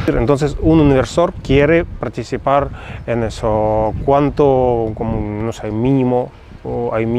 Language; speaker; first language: Spanish; non-native, fluent; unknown